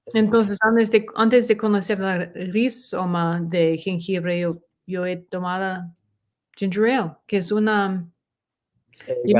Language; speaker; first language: Spanish; non-native, learner; English